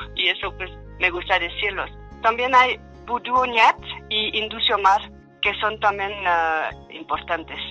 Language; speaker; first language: Spanish; non-native, fluent; French